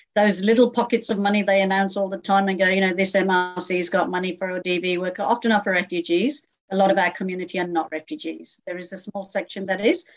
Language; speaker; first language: English; native; English